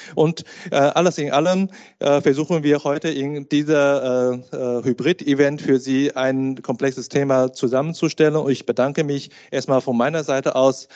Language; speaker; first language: German; native; German